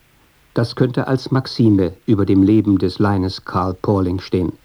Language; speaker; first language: German; native; German